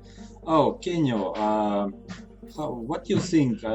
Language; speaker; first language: English; non-native, learner; Russian